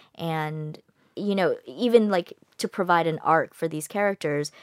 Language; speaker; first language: English; native; English